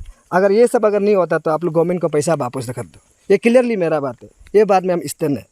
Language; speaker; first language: Hindi; non-native, local second language; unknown